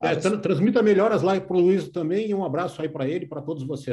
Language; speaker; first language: Portuguese; native; Portuguese